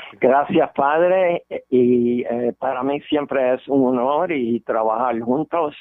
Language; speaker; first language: Spanish; early bilingual, heritage; Spanish